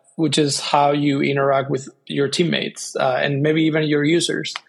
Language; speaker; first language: English; non-native, fluent; Spanish